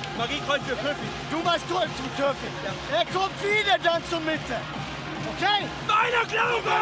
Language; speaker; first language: German; non-native, learner; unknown